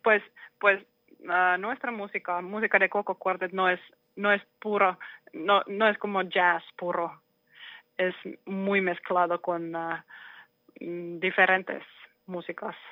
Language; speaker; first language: Spanish; non-native, learner; Finnish